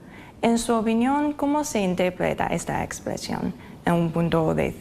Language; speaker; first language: Spanish; non-native, fluent; Chinese